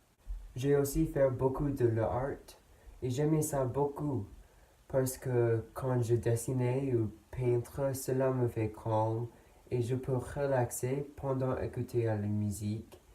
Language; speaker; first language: French; non-native, learner; English